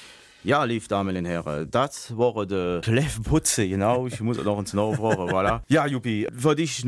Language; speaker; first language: German; native; German